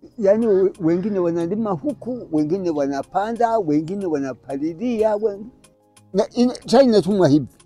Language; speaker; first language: Swahili; non-native, local second language; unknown